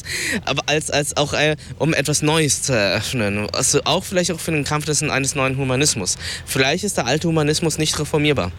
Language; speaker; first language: German; early bilingual, other home language; Vietnamese